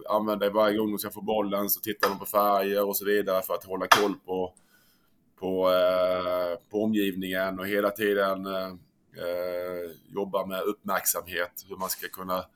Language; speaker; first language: Swedish; native; Swedish